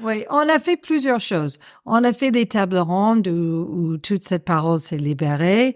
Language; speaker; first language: French; non-native, fluent; English